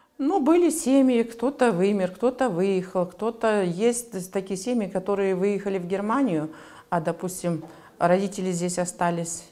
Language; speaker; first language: Russian; native; Russian